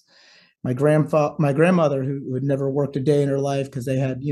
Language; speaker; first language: English; native; English